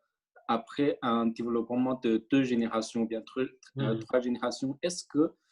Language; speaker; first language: French; non-native, fluent; Chinese